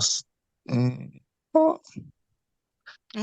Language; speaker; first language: English; non-native, learner; Haitian Creole